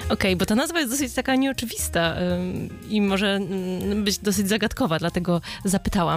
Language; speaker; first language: Polish; native; Polish